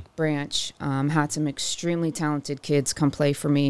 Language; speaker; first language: English; native; English